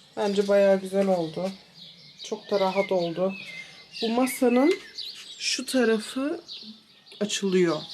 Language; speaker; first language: Turkish; early bilingual, heritage; Turkish